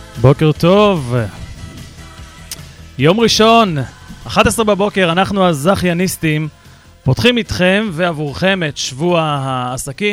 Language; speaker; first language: Hebrew; native; Hebrew